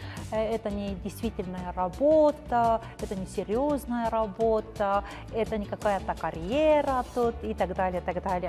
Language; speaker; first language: Russian; non-native, fluent; Estonian